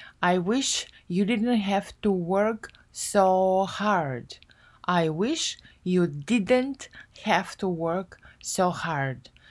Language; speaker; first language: English; non-native, fluent; Bulgarian